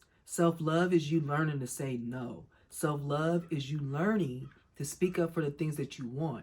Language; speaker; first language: English; native; English